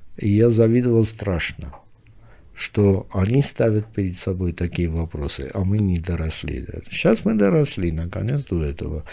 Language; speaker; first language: Russian; non-native, local second language; Armenian